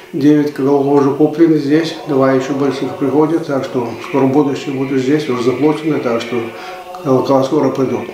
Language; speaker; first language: Russian; early bilingual, heritage; Russian